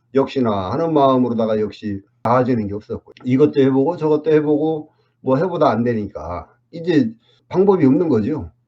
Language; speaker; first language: Korean; native; Korean